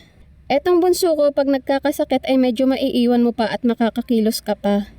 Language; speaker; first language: Filipino; native; Filipino